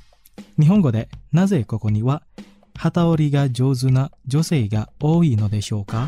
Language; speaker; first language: Japanese; non-native, fluent; Indonesian